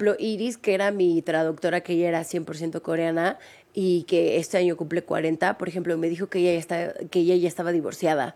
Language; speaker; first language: Spanish; native; Spanish